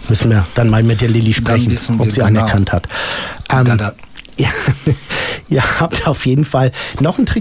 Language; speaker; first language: German; native; German